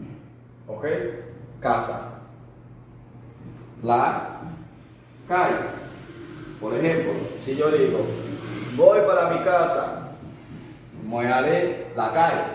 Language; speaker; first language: Spanish; non-native, fluent; Haitian Creole